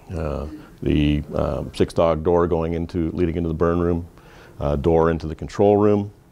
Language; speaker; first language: English; native; English